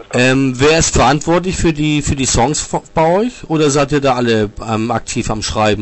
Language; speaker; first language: German; native; German